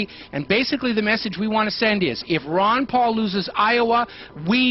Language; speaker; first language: English; native; English